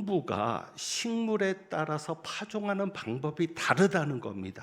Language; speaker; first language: Korean; native; Korean